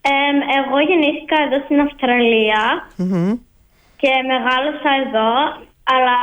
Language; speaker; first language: Greek; early bilingual, heritage; Greek